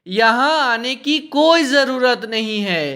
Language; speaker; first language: Hindi; non-native, fluent; Bangla